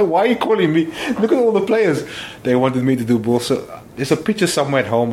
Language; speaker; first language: English; non-native, local second language; Afrikaans